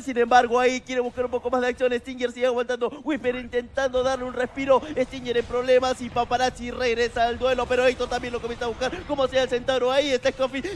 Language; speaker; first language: Spanish; native; Spanish